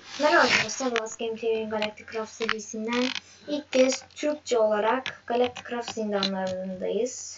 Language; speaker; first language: Turkish; native; Turkish